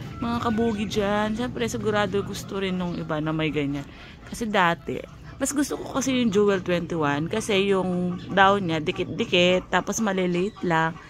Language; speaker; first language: Filipino; non-native, local second language; Pampanga